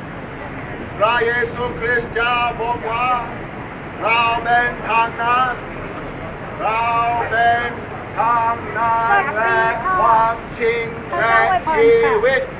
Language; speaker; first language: Thai; non-native, learner; English